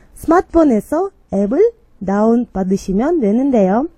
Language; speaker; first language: Korean; non-native, fluent; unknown